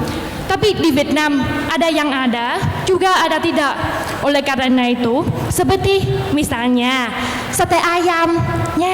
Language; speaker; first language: Indonesian; non-native, learner; Vietnamese